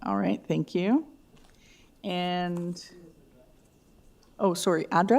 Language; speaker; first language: English; native; English